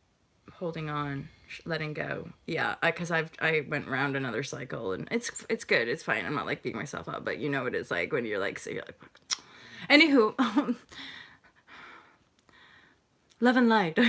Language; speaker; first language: English; native; English